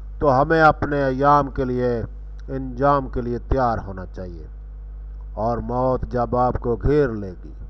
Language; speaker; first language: Urdu; non-native, local second language; Punjabi